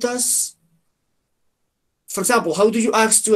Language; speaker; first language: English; non-native, fluent; Spanish